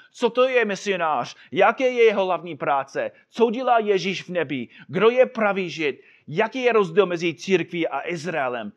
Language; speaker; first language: Czech; non-native, fluent; English